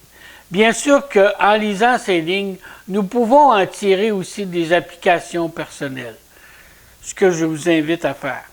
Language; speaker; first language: French; native; French